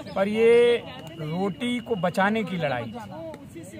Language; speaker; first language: Hindi; native; Hindi